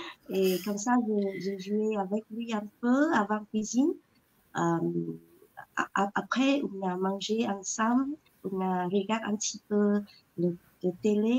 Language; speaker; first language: French; non-native, learner; Vietnamese